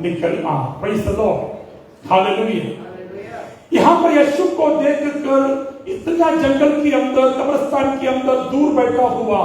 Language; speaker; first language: Hindi; non-native, local second language; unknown